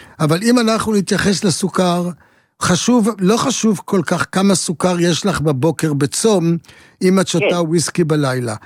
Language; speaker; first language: Hebrew; native; Hebrew